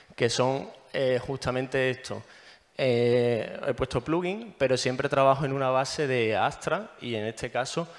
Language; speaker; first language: Spanish; native; Spanish